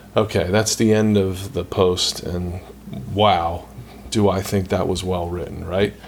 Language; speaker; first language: English; native; English